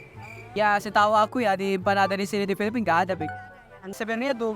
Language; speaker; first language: Indonesian; non-native, fluent; Filipino